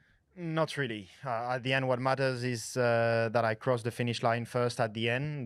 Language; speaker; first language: English; non-native, fluent; French